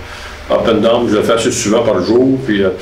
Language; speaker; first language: French; native; French